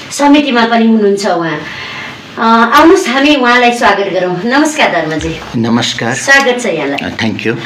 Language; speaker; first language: Nepali; non-native, local second language; Newari